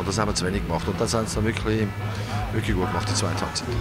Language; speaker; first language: German; native; German